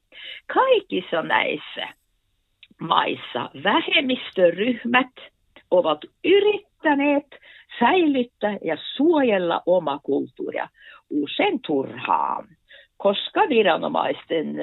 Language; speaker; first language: Finnish; non-native, fluent; Norwegian